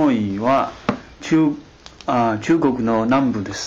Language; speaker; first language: Japanese; non-native, learner; Chinese